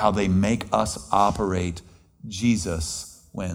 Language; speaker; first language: English; native; English